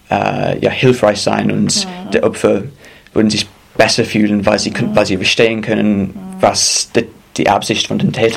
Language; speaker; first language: German; non-native, fluent; English